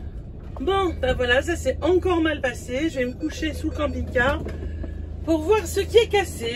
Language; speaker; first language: French; native; French